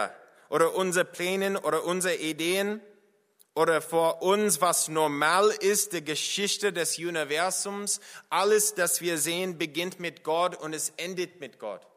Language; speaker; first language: German; non-native, fluent; English